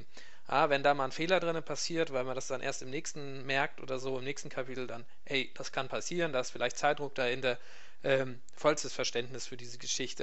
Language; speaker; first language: German; native; German